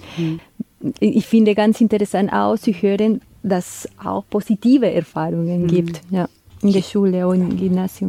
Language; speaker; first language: German; non-native, fluent; Spanish